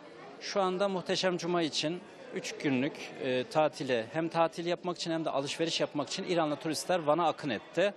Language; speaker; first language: Turkish; native; Turkish